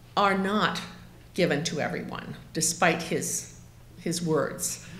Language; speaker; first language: English; native; English